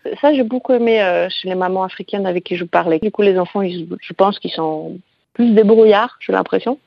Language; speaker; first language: French; non-native, fluent; Polish